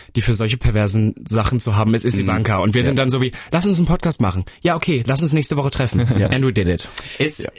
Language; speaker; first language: German; native; German